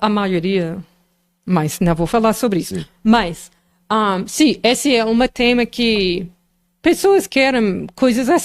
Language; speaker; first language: Portuguese; non-native, fluent; English